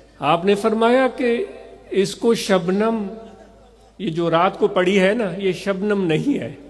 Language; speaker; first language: Urdu; non-native, local second language; Sindhi